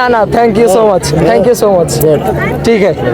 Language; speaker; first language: Hindi; non-native, learner; Bangla